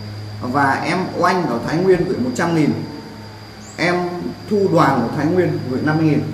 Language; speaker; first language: Vietnamese; native; Vietnamese